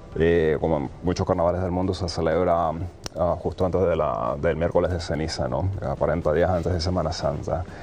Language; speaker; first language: Spanish; native; Spanish